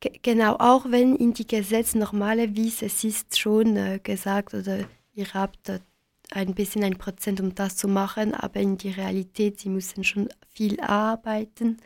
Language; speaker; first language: German; non-native, local second language; French